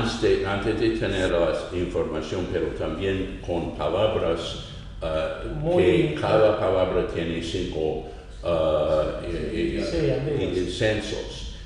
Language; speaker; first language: Spanish; non-native, fluent; English